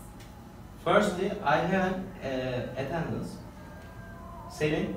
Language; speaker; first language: English; non-native, learner; Turkish